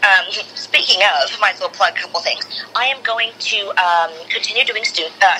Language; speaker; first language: English; native; English